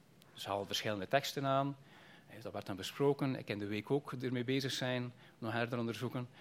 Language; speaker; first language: Dutch; native; Dutch